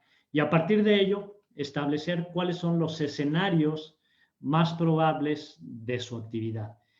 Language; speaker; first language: Spanish; native; Spanish